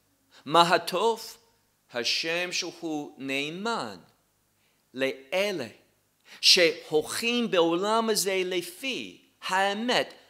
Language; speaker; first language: Hebrew; non-native, fluent; English